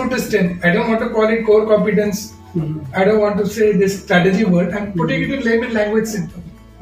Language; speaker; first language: English; non-native, local second language; Tamil